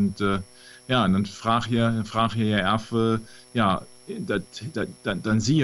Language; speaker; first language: Dutch; non-native, fluent; German